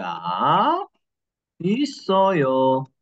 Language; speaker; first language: Korean; non-native, fluent; Kyrgyz